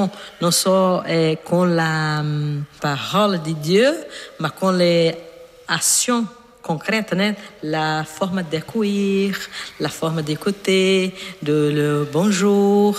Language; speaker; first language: French; non-native, fluent; Portuguese